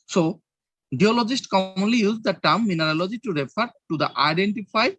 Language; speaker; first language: English; non-native, local second language; Bangla